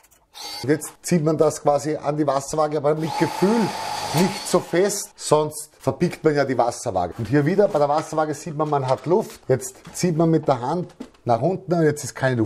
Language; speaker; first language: German; native; German